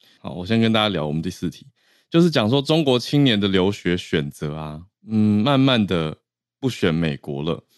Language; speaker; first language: Chinese; native; Chinese